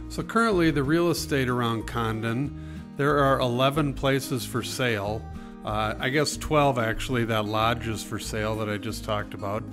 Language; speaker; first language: English; native; English